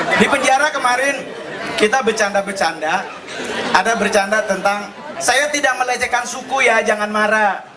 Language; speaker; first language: Indonesian; native; Indonesian